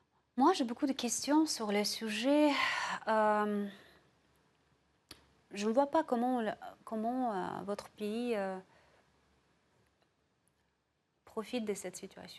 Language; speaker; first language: French; non-native, fluent; Russian